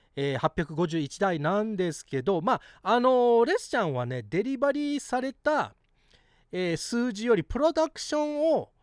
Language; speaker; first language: Japanese; early bilingual, heritage; Japanese